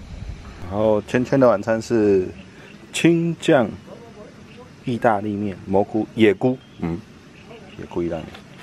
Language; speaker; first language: Chinese; native; Chinese